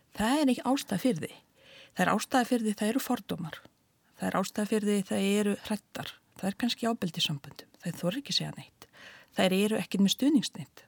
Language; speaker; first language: Icelandic; non-native, fluent; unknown